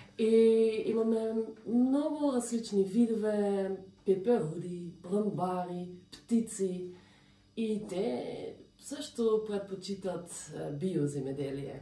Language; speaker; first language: Bulgarian; non-native, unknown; Dutch